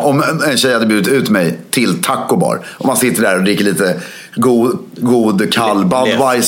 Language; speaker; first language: Swedish; native; Swedish